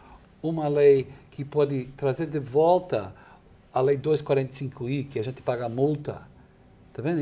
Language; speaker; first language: Portuguese; non-native, fluent; English